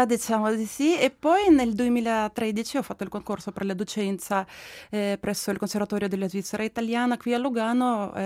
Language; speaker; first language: Italian; non-native, fluent; Ukrainian